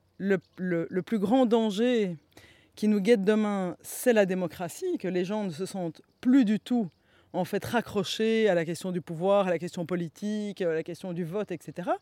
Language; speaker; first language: French; native; French